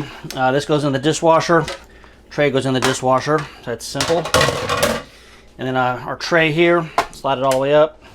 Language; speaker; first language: English; native; English